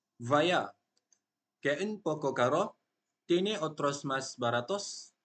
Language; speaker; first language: Spanish; non-native, learner; Malay